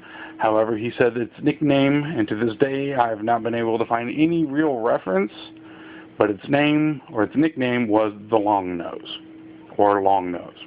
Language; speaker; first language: English; native; English